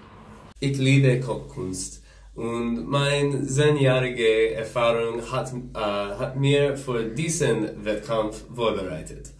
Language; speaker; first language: German; non-native, learner; English